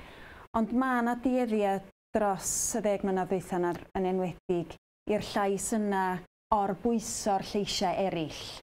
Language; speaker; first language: Welsh; native; Welsh